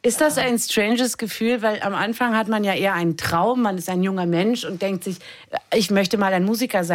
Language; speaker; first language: German; native; German